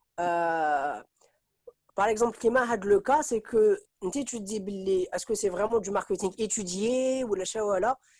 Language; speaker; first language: French; non-native, local second language; Arabic